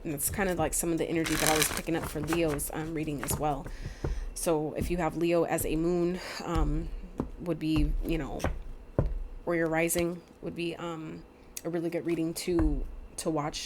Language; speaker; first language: English; native; English